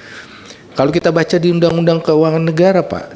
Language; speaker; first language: Indonesian; native; Indonesian